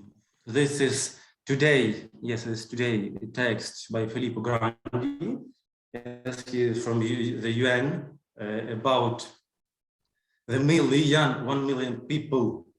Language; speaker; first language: English; non-native, learner; Ukrainian